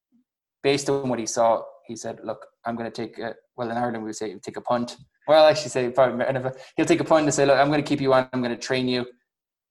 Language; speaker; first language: English; native; English